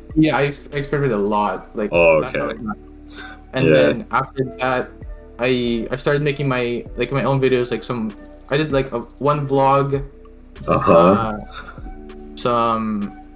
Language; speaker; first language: English; non-native, fluent; Filipino